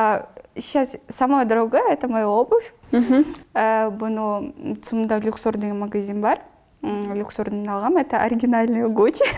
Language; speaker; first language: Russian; non-native, local second language; Kyrgyz